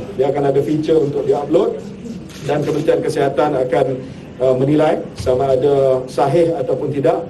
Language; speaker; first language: Malay; native; Malay